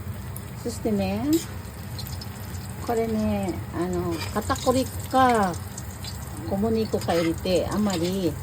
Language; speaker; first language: Japanese; non-native, learner; Filipino